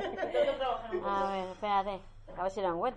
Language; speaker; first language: Spanish; native; Spanish